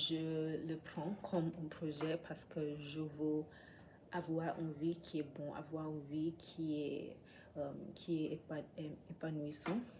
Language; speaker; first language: French; non-native, learner; English